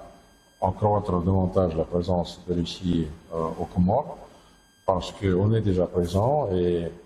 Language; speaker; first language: French; non-native, fluent; Russian